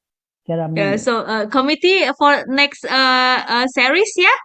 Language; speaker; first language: English; non-native, fluent; Indonesian